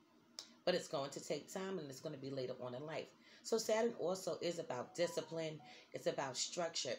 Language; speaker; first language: English; native; English